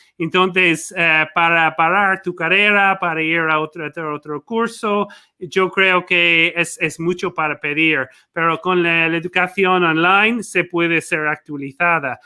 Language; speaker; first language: Spanish; non-native, fluent; English